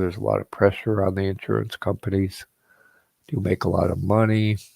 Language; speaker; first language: English; native; English